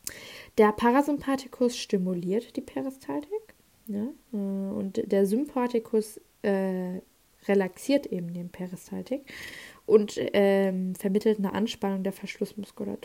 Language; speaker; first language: German; native; German